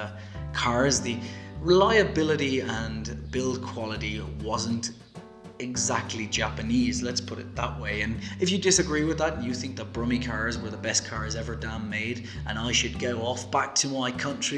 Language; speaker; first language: English; native; English